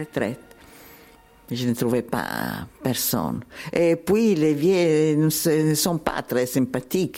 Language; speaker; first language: French; non-native, learner; Italian